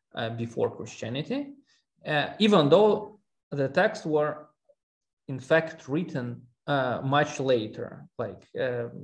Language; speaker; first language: English; non-native, fluent; Armenian